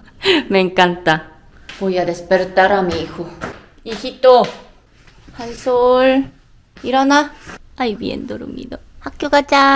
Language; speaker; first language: Spanish; non-native, fluent; Korean